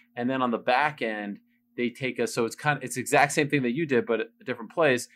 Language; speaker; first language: English; non-native, fluent; French